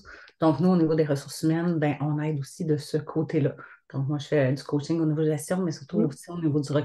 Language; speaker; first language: French; native; French